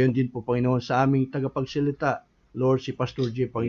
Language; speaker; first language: Filipino; native; Filipino